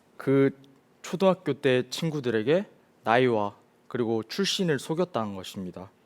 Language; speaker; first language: Korean; early bilingual, other home language; Chinese